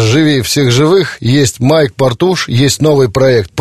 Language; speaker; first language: Russian; native; Russian